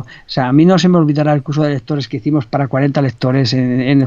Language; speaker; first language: Spanish; native; Spanish